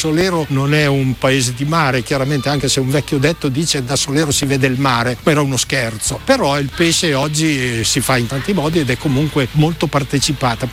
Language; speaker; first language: Italian; native; Italian